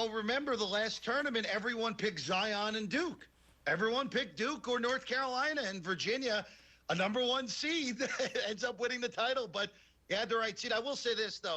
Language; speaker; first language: English; native; English